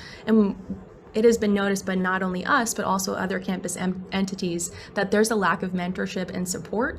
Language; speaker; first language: English; native; English